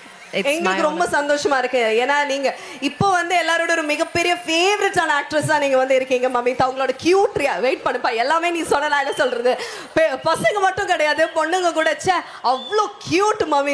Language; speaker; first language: Tamil; non-native, local second language; Malayalam